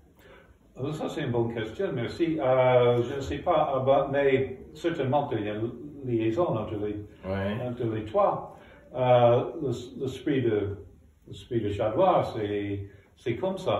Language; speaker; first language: French; non-native, fluent; English